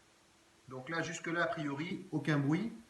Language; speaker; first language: French; native; French